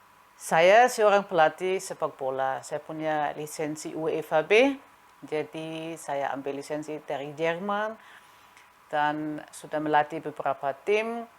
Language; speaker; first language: Indonesian; non-native, fluent; German